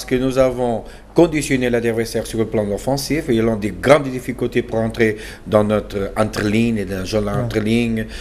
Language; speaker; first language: French; non-native, learner; Portuguese